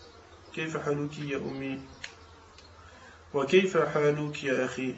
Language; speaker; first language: Arabic; non-native, learner; French